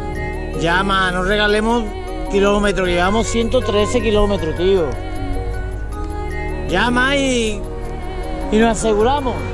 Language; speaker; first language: Spanish; native; Spanish